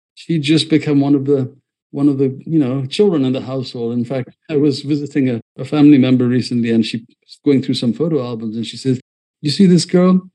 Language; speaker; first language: English; non-native, fluent; Malayalam